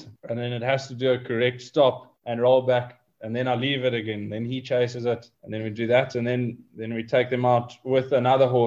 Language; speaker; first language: English; native; English